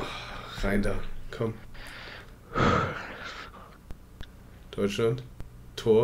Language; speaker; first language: German; native; German